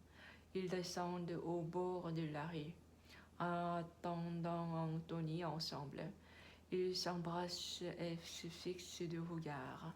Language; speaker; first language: French; non-native, learner; Korean